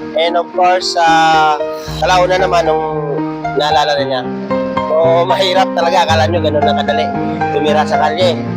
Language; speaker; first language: Filipino; non-native, local second language; Hiligaynon